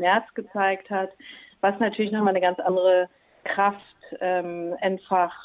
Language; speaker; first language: German; native; German